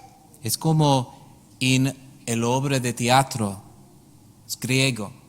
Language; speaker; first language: Spanish; non-native, learner; English